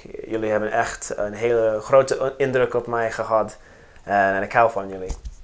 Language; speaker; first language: Dutch; non-native, fluent; English